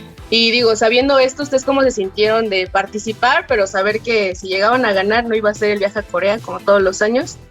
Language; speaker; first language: Spanish; native; Spanish